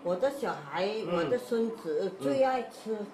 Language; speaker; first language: Chinese; non-native, local second language; Min Nan Chinese